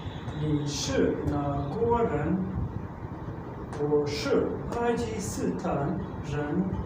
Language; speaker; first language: Chinese; non-native, learner; Urdu